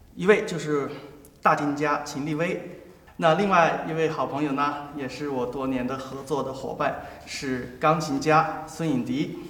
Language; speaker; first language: Chinese; native; Chinese